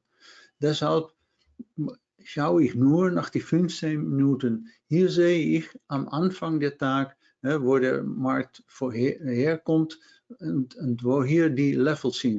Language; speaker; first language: German; non-native, learner; Dutch